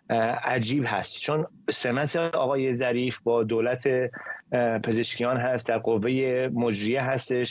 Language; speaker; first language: Persian; native; Persian